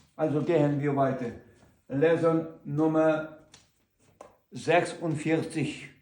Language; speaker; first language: German; non-native, learner; Ukrainian